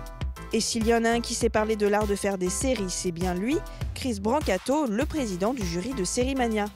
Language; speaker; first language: French; native; French